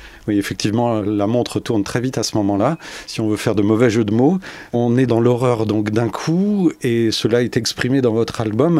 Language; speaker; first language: French; native; French